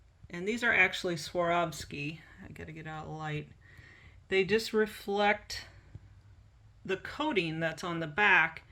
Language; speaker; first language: English; native; English